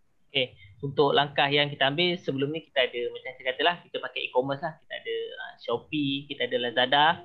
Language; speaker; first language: Malay; native; Malay